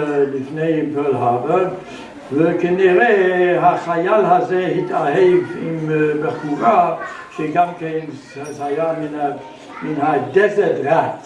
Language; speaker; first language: Hebrew; non-native, fluent; German